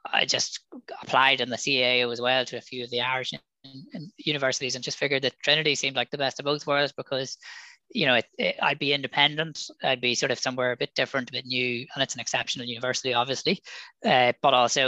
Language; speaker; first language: English; native; English